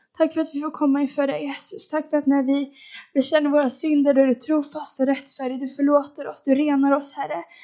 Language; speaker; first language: Swedish; native; Swedish